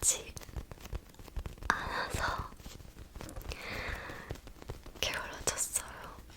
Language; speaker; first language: Korean; non-native, fluent; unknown